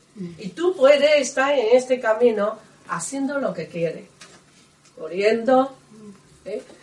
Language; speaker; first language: Spanish; non-native, learner; Chinese